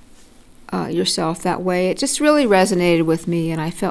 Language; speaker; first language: English; native; English